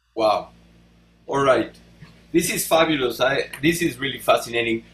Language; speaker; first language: English; non-native, fluent; Spanish